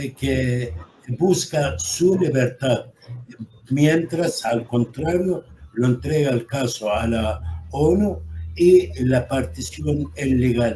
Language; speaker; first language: Spanish; non-native, fluent; Arabic